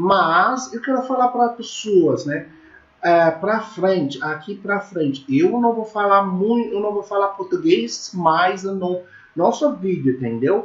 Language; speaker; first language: Portuguese; non-native, learner; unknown